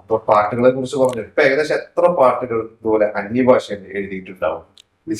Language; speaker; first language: Malayalam; native; Malayalam